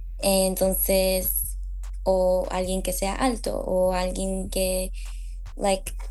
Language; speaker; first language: Spanish; early bilingual, heritage; Spanish